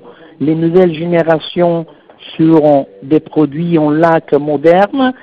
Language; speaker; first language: French; non-native, fluent; Italian